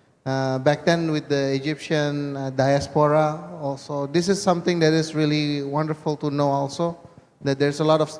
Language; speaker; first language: English; non-native, fluent; Indonesian